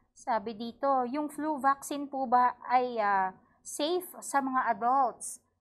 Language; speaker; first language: Filipino; native; Filipino